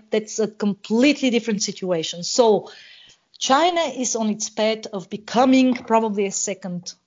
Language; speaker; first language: English; non-native, fluent; Bulgarian